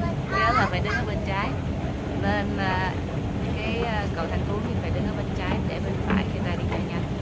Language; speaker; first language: Vietnamese; native; Vietnamese